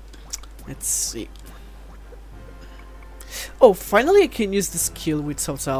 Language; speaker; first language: English; non-native, fluent; Italian